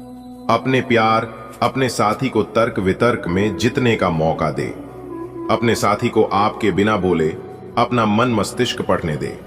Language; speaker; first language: Hindi; native; Hindi